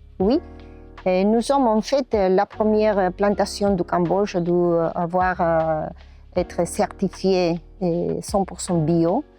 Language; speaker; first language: French; non-native, learner; Spanish